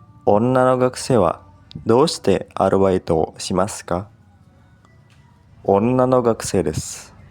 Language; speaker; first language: Japanese; non-native, learner; Indonesian